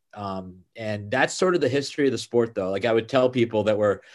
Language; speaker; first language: English; native; English